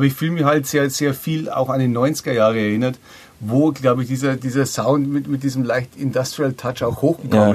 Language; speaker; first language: German; native; German